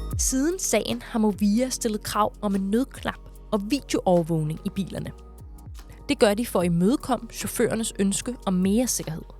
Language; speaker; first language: Danish; native; Danish